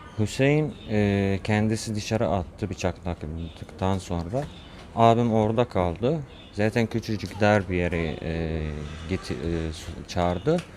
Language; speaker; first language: Turkish; non-native, fluent; Arabic